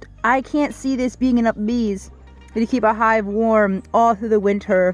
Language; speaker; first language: English; native; English